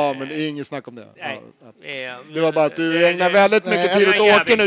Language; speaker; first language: Swedish; native; Swedish